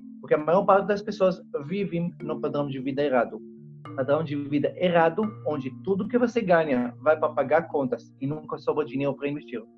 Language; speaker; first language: Portuguese; non-native, fluent; Hebrew